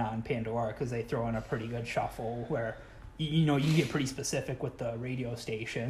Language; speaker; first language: English; native; English